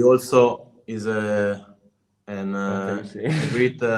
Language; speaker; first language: English; non-native, learner; Italian